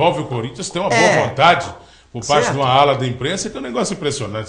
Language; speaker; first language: Portuguese; native; Portuguese